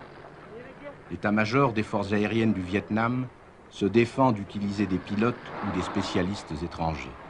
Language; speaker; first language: French; native; French